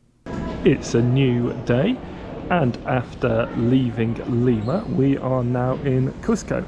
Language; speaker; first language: English; native; English